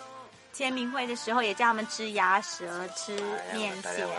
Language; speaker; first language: Chinese; native; Chinese